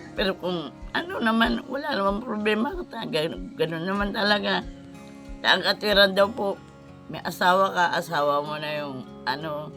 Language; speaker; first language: Filipino; native; Filipino